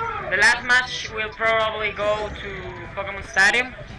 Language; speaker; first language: English; non-native, local second language; Spanish